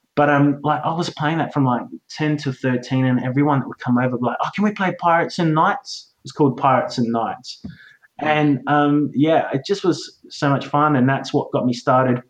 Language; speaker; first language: English; native; English